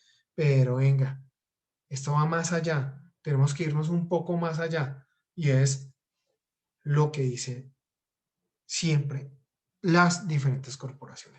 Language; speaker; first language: Spanish; native; Spanish